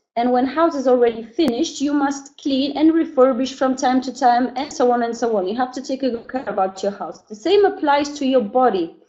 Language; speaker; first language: English; non-native, fluent; Polish